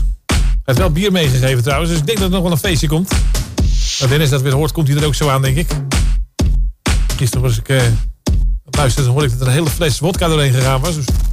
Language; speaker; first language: Dutch; native; Dutch